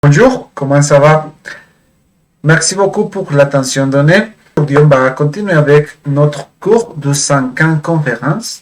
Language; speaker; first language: French; non-native, fluent; Spanish